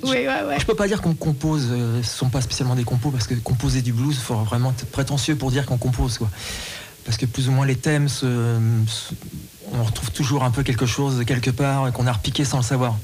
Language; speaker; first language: French; native; French